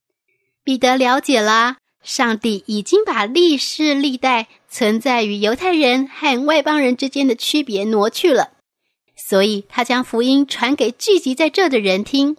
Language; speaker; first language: Chinese; native; Chinese